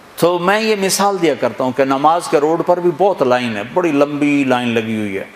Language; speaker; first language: Urdu; non-native, local second language; Punjabi